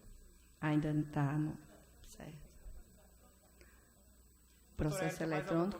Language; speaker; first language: Portuguese; native; Portuguese